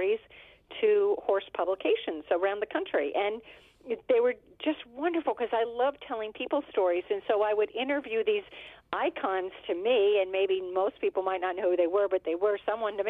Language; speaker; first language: English; native; English